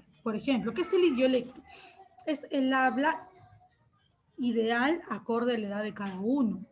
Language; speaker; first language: Spanish; native; Spanish